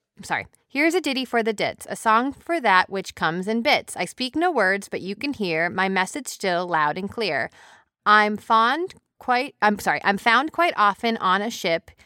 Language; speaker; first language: English; native; English